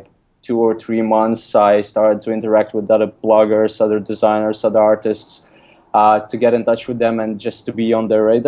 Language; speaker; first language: English; non-native, fluent; Lithuanian